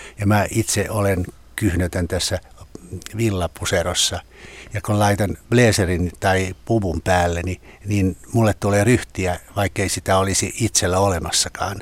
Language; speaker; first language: Finnish; native; Finnish